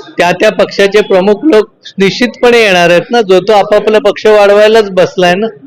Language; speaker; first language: Marathi; native; Marathi